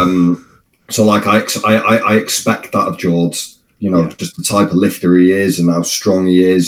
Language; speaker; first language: English; native; English